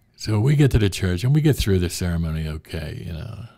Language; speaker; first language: English; native; English